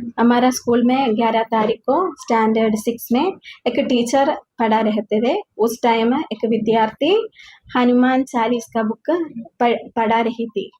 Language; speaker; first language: Hindi; non-native, local second language; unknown